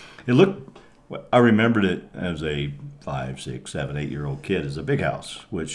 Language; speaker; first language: English; native; English